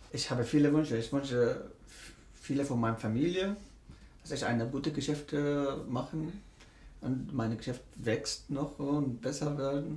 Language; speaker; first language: German; non-native, learner; Arabic